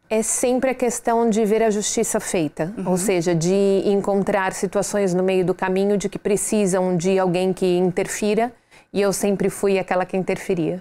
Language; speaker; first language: Portuguese; native; Portuguese